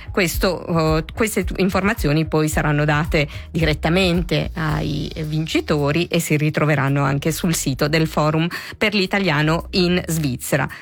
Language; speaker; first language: Italian; native; Italian